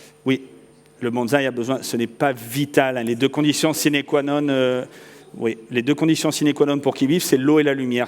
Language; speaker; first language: French; native; French